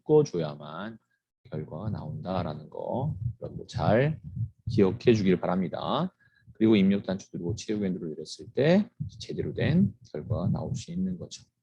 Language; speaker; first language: Korean; native; Korean